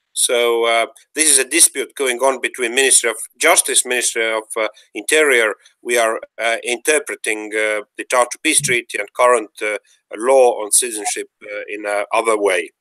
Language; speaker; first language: English; non-native, fluent; Estonian